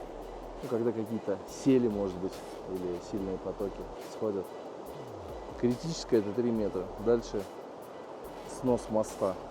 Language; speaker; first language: Russian; native; Russian